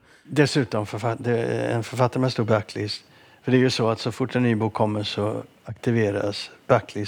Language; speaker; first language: Swedish; native; Swedish